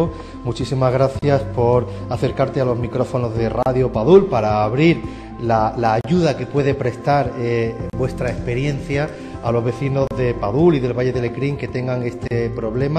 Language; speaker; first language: Spanish; native; Spanish